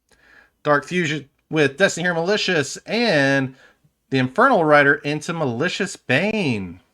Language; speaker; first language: English; native; English